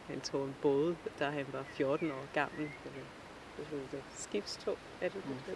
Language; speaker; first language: Danish; non-native, fluent; English